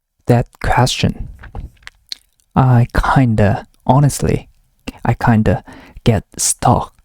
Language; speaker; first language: English; non-native, learner; Korean